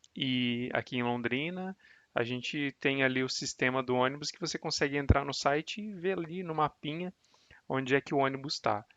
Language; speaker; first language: Portuguese; native; Portuguese